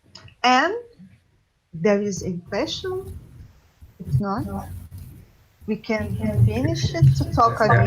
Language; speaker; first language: English; non-native, learner; Portuguese